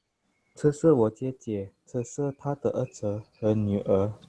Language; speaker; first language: Chinese; non-native, learner; Indonesian